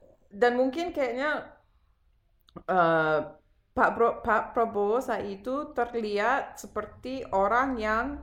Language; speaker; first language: Indonesian; non-native, fluent; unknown